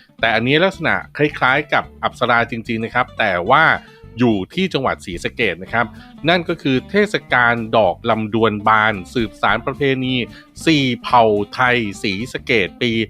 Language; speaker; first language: Thai; native; Thai